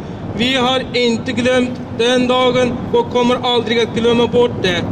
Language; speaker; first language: Swedish; non-native, fluent; Uyghur